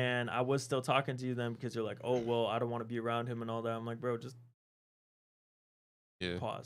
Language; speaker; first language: English; native; English